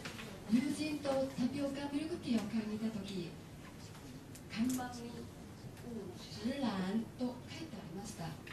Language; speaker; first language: Japanese; non-native, fluent; Chinese